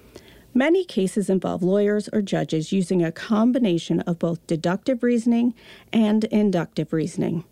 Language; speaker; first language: English; native; English